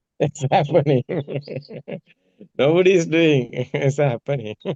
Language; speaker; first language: English; non-native, learner; Sinhala